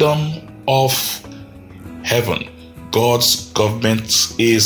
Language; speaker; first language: English; non-native, local second language; Yoruba